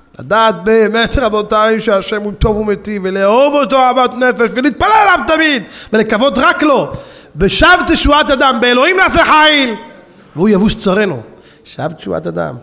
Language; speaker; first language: Hebrew; native; Hebrew